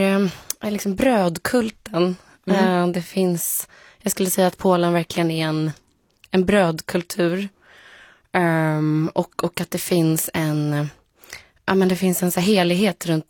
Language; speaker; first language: Swedish; early bilingual, other home language; Polish